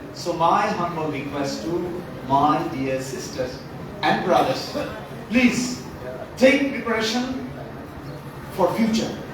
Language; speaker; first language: English; non-native, local second language; Bangla